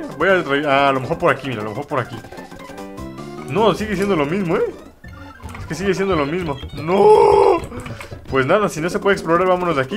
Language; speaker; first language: Spanish; native; Spanish